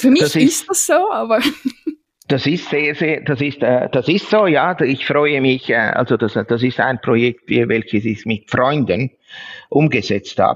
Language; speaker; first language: German; non-native, fluent; Italian